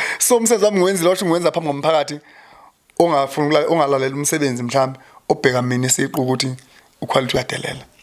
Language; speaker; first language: Zulu; native; Zulu